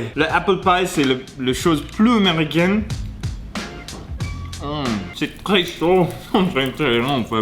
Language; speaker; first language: French; non-native, learner; English